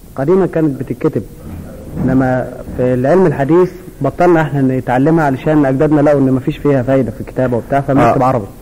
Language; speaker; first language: Egyptian Arabic; non-native, local second language; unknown